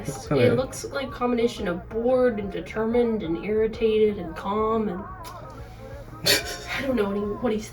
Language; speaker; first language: English; native; English